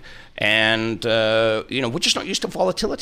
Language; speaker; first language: English; native; English